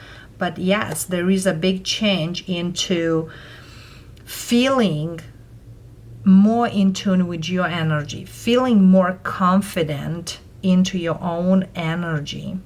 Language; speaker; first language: English; non-native, fluent; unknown